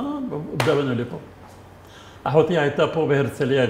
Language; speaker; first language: Hebrew; non-native, fluent; Arabic